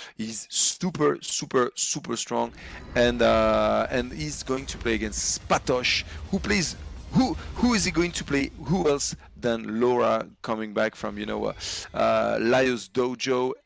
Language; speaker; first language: English; non-native, fluent; French